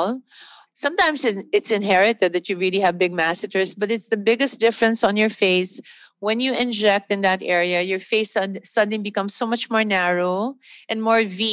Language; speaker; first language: English; non-native, local second language; Filipino